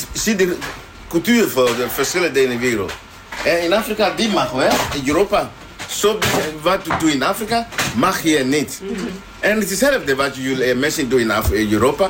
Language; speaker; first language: Dutch; non-native, learner; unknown